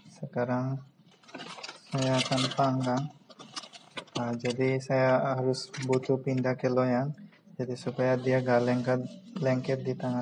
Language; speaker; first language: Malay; non-native, local second language; Bangla